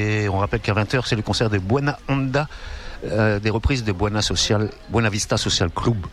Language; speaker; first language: French; native; French